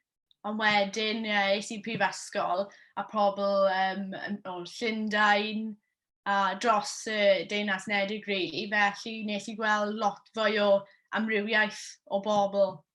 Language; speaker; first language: Welsh; non-native, local second language; English